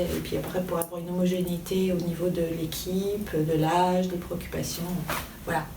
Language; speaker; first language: French; native; French